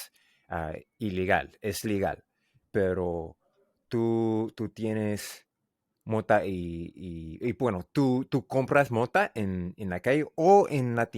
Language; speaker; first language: Spanish; non-native, learner; English